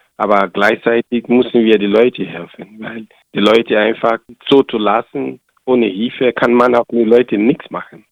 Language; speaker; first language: German; non-native, learner; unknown